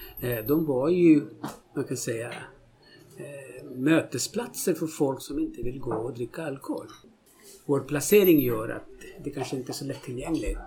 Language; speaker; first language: Swedish; non-native, fluent; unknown